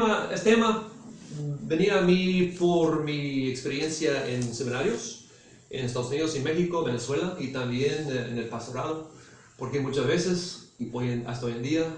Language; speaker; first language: Spanish; non-native, fluent; English